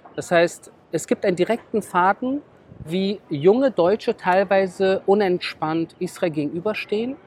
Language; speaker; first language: German; native; German